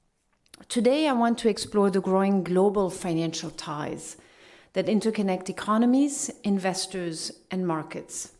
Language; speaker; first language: English; non-native, fluent; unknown